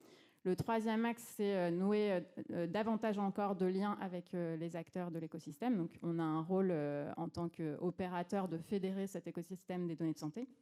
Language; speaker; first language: French; native; French